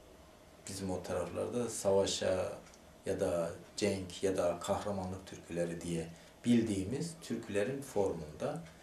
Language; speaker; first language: Turkish; native; Turkish